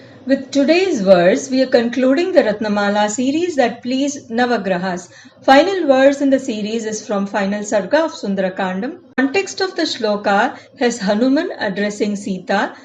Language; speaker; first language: English; non-native, local second language; Tamil